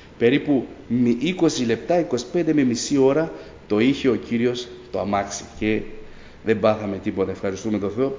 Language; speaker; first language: Greek; early bilingual, other home language; Albanian